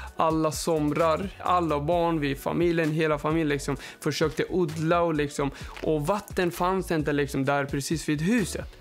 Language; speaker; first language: Swedish; non-native, fluent; Persian